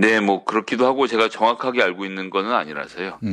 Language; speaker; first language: Korean; native; Korean